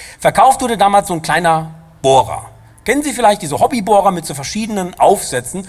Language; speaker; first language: German; native; German